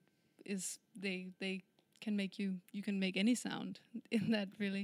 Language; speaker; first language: English; non-native, fluent; Danish